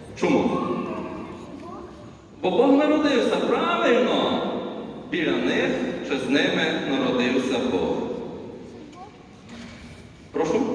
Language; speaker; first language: Ukrainian; native; Ukrainian